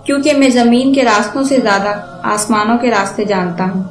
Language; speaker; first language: Urdu; native; Urdu